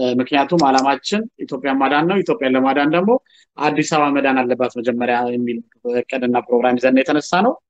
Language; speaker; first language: Amharic; native; Amharic